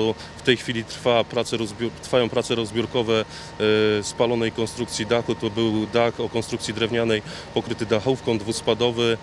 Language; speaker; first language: Polish; native; Polish